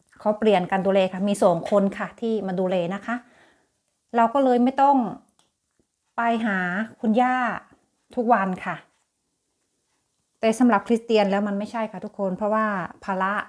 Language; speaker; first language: Thai; native; Thai